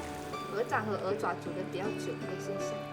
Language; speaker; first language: Chinese; non-native, local second language; Cantonese